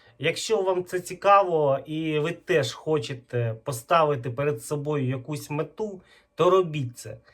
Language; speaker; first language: Ukrainian; non-native, local second language; Russian